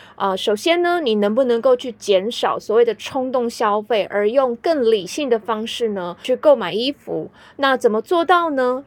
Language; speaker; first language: Chinese; native; Chinese